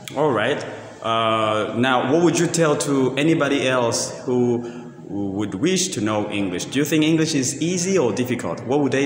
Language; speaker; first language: English; non-native, fluent; Rundi